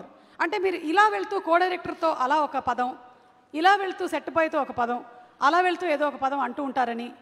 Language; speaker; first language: Telugu; native; Telugu